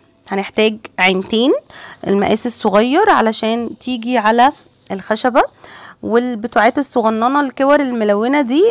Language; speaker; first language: Arabic; native; Arabic